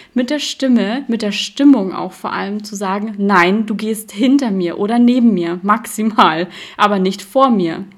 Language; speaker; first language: German; native; German